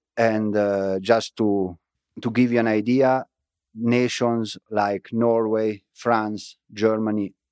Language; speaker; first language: English; non-native, fluent; Italian